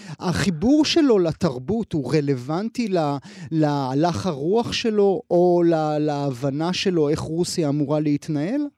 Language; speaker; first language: Hebrew; native; Hebrew